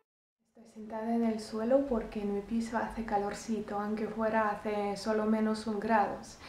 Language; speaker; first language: Spanish; non-native, fluent; Russian